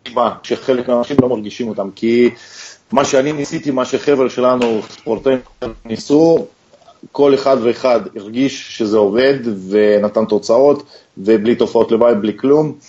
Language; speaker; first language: Hebrew; non-native, fluent; Russian